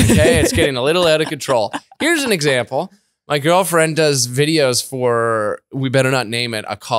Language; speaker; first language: English; native; English